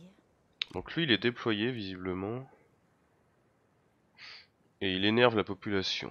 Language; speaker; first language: French; native; French